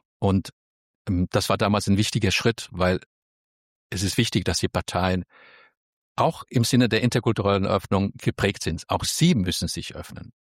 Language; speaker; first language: German; early bilingual, other home language; Spanish